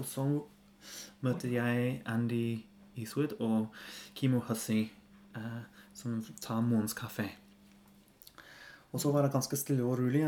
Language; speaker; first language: Norwegian; non-native, fluent; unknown